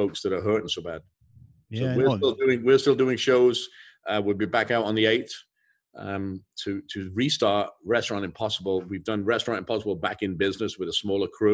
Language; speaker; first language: English; native; English